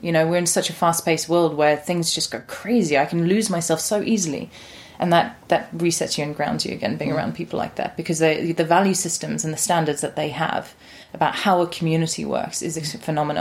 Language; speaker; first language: English; native; English